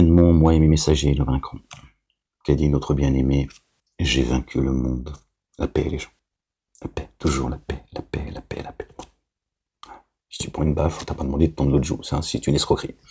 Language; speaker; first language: French; native; French